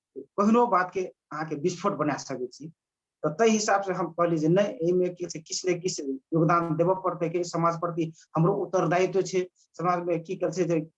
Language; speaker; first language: Maithili; non-native, local second language; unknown